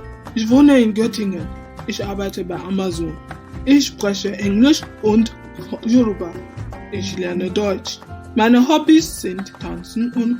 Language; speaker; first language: German; non-native, learner; Yoruba